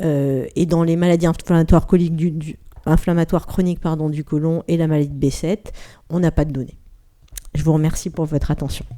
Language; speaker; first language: French; native; French